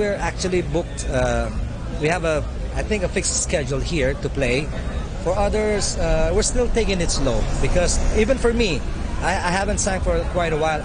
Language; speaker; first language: English; non-native, local second language; Filipino